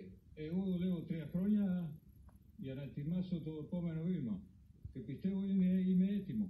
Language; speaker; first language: Greek; non-native, learner; Spanish